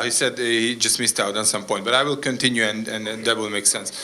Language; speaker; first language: English; non-native, fluent; Hungarian